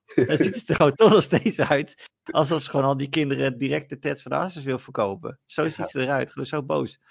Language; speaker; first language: Dutch; native; Dutch